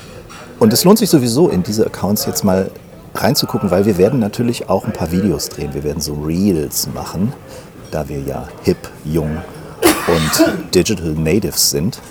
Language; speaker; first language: German; native; German